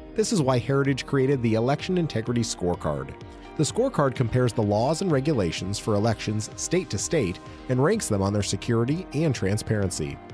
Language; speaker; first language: English; native; English